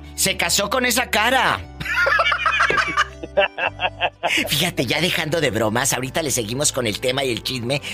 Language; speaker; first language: Spanish; native; Spanish